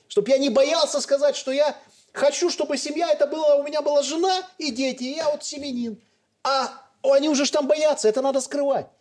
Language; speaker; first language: Russian; native; Russian